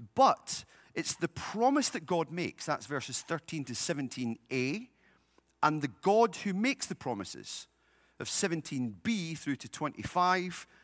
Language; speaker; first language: English; native; English